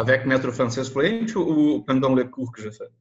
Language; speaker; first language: French; non-native, learner; Portuguese